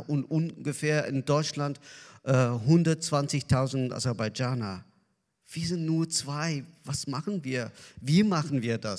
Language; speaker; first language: German; non-native, learner; Azerbaijani